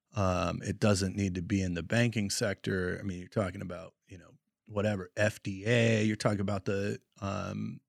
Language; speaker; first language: English; native; English